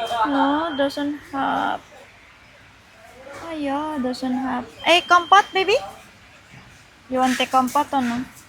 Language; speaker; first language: English; non-native, learner; Indonesian